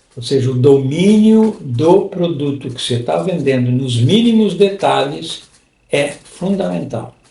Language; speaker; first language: Portuguese; non-native, local second language; German